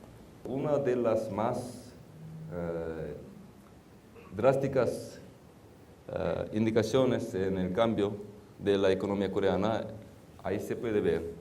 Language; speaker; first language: Spanish; non-native, fluent; Korean